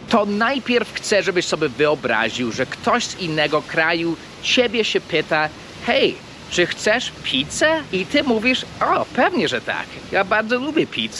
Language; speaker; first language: Polish; non-native, fluent; English